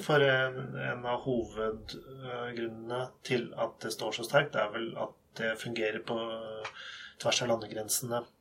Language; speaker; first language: Norwegian; native; Norwegian